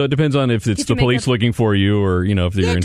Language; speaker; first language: English; native; English